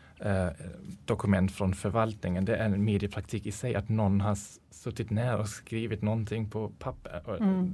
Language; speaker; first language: Swedish; non-native, fluent; German